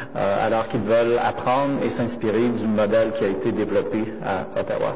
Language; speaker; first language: French; native; French